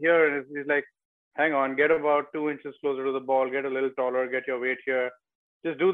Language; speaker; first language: English; non-native, local second language; Bangla